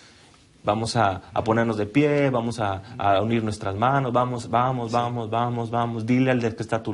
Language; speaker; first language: Spanish; native; Spanish